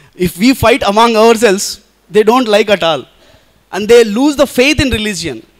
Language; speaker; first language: English; non-native, local second language; Telugu